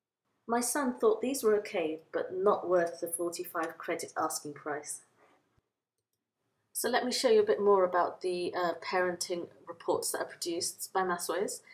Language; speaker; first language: English; native; English